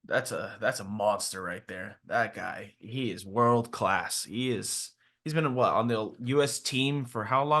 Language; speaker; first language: English; native; English